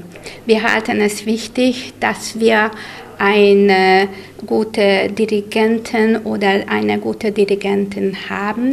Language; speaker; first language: German; non-native, local second language; Hungarian